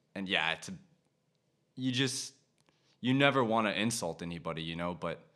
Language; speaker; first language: English; native; English